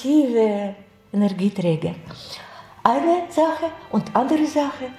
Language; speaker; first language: German; non-native, fluent; Russian